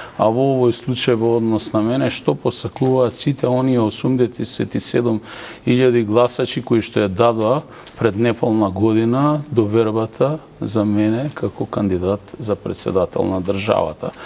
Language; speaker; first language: Macedonian; native; Macedonian